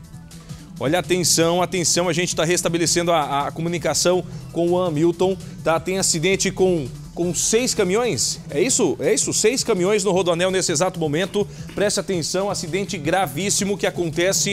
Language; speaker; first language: Portuguese; native; Portuguese